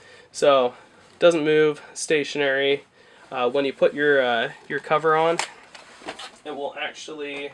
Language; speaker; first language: English; native; English